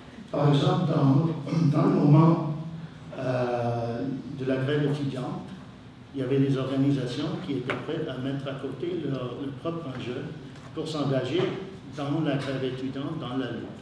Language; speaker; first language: French; non-native, fluent; English